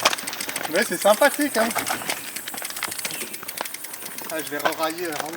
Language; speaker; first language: French; native; French